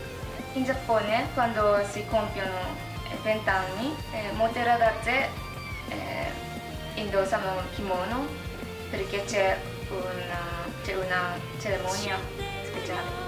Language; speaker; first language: Italian; non-native, learner; Japanese